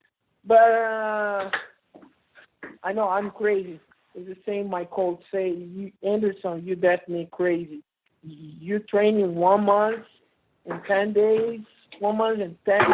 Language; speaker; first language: English; non-native, learner; Portuguese